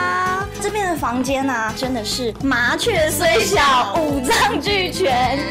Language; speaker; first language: Chinese; native; Chinese